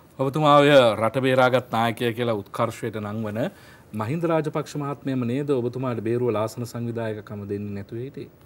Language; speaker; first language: Sinhala; native; Sinhala